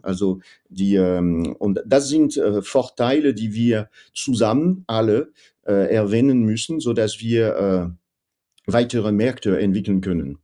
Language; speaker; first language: German; non-native, fluent; French